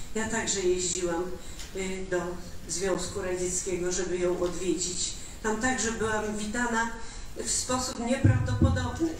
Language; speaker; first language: Polish; early bilingual, other home language; Russian